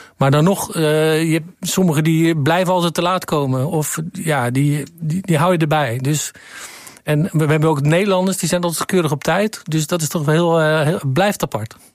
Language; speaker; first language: Dutch; native; Dutch